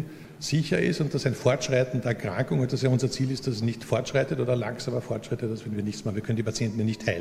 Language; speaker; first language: German; native; German